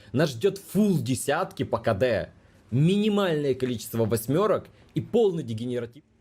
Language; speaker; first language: Russian; non-native, local second language; Ukrainian